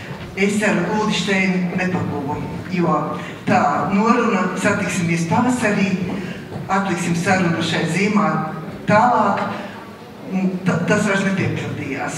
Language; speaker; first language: Latvian; native; Latvian